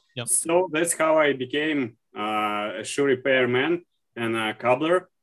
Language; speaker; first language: English; non-native, learner; Russian